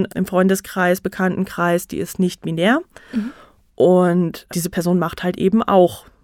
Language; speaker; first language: German; native; German